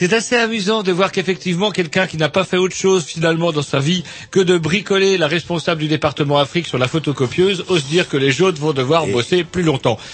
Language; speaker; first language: French; native; French